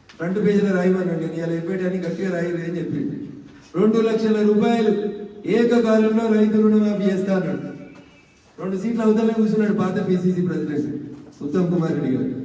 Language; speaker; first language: Telugu; native; Telugu